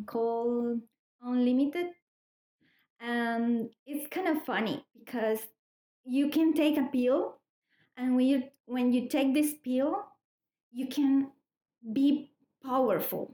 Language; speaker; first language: English; non-native, learner; Spanish